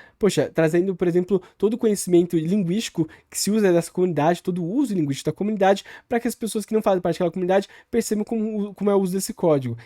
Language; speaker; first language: Portuguese; native; Portuguese